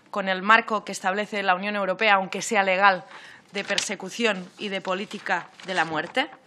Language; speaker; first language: Spanish; non-native, local second language; Catalan